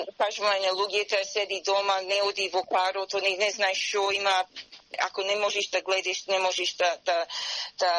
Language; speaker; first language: Macedonian; early bilingual, heritage; Macedonian